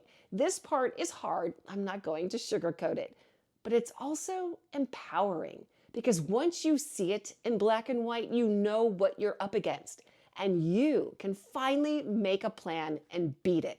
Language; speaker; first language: English; native; English